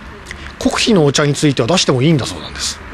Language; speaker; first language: Japanese; native; Japanese